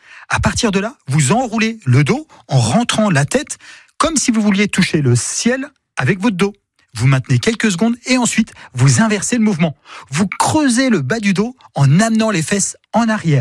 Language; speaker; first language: French; native; French